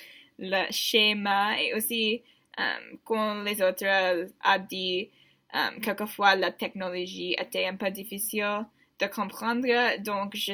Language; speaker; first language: French; non-native, learner; English